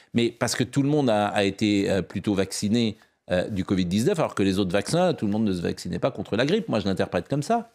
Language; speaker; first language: French; native; French